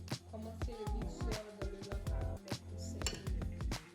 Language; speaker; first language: French; non-native, fluent; English